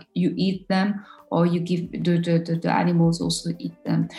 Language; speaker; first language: English; non-native, fluent; French